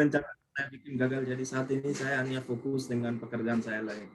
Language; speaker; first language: Indonesian; non-native, fluent; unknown